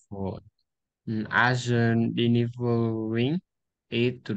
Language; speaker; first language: English; non-native, learner; Vietnamese